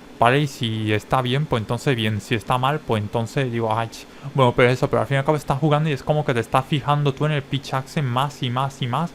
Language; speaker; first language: Spanish; native; Spanish